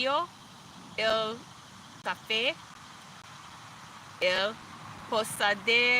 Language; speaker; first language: Spanish; non-native, learner; English